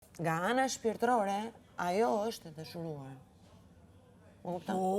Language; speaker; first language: Albanian; native; Albanian